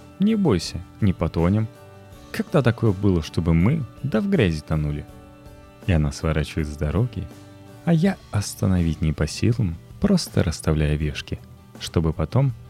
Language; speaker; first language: Russian; native; Russian